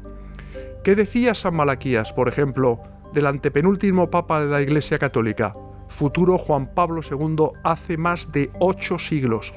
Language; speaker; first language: Spanish; native; Spanish